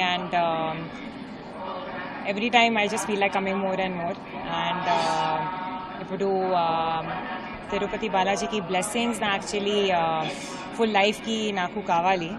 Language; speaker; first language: Telugu; non-native, learner; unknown